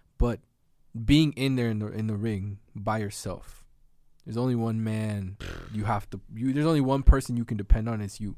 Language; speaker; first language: English; native; English